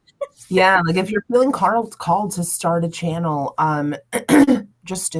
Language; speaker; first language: English; native; English